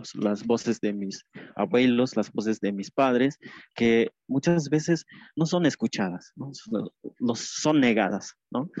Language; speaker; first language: Spanish; non-native, local second language; Tzeltal